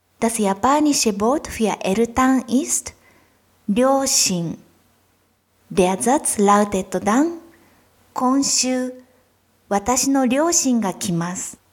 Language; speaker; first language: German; non-native, fluent; Japanese